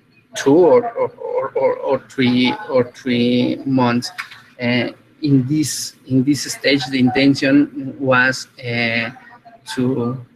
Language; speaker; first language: English; non-native, fluent; Spanish